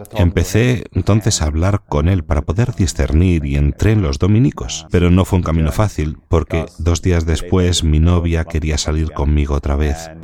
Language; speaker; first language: Spanish; non-native, fluent; Dutch